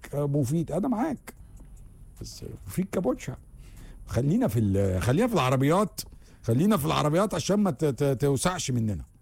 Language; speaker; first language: Egyptian Arabic; native; Egyptian Arabic